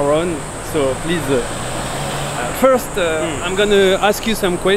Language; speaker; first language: English; non-native, learner; French